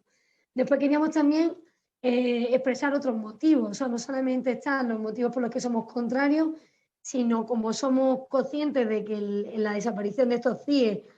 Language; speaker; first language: Spanish; native; Spanish